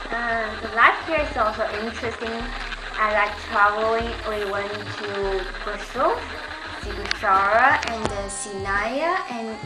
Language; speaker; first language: English; non-native, learner; Chinese